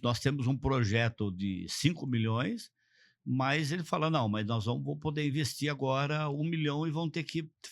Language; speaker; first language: Portuguese; native; Portuguese